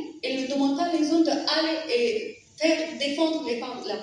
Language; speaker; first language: French; non-native, fluent; Persian